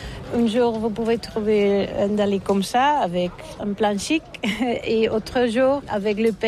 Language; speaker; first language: French; non-native, learner; Catalan